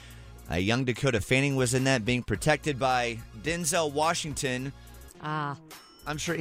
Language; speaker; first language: English; native; English